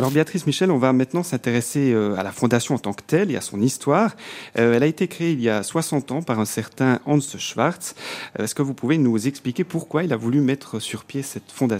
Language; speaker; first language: French; native; French